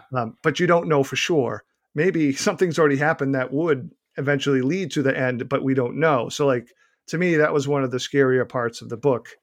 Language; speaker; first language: English; native; English